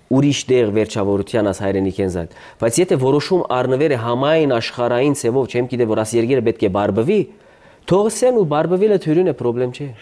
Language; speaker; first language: Armenian; early bilingual, heritage; Armenian